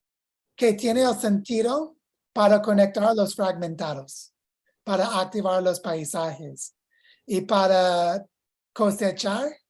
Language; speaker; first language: Spanish; non-native, fluent; English